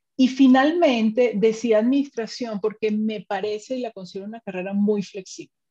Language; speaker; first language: Spanish; native; Spanish